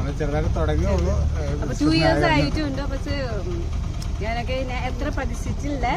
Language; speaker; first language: Malayalam; non-native, learner; Nepali